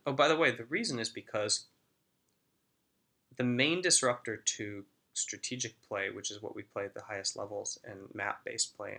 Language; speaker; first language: English; native; English